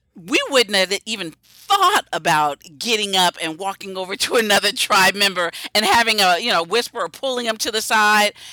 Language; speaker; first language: English; native; English